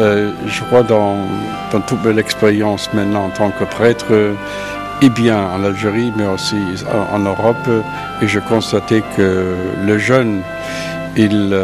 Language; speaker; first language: French; non-native, fluent; German